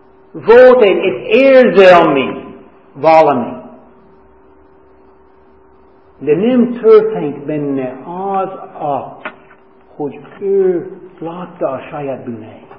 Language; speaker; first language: Hungarian; non-native, fluent; English